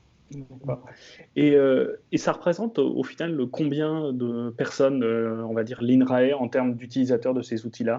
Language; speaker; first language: French; native; French